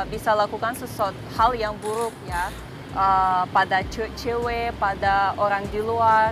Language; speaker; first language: Indonesian; non-native, fluent; Russian